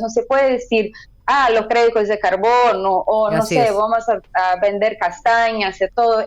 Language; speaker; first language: Spanish; non-native, fluent; Portuguese